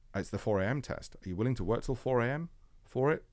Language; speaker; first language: English; native; English